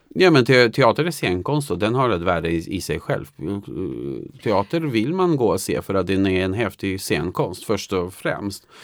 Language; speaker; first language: Swedish; non-native, fluent; Albanian